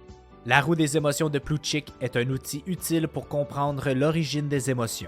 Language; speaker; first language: French; native; French